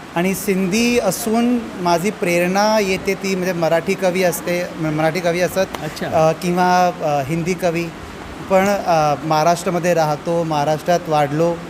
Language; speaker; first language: Marathi; non-native, local second language; Sindhi